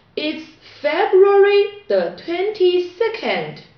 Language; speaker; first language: English; non-native, fluent; Chinese